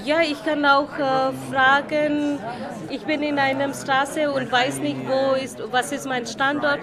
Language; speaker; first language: German; non-native, learner; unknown